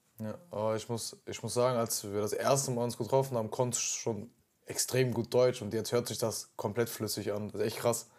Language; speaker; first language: German; early bilingual, other home language; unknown